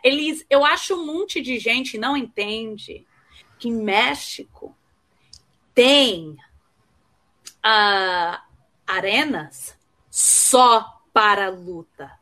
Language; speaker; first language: Portuguese; early bilingual, heritage; Portuguese